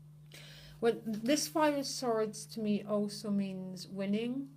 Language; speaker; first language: English; native; English